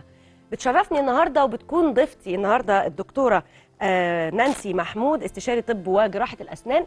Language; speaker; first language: Arabic; native; Arabic